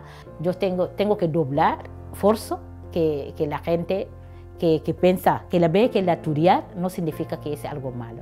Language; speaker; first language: Spanish; non-native, learner; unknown